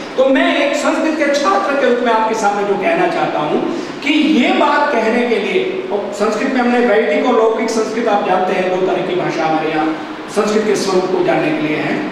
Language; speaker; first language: Hindi; non-native, local second language; Gujarati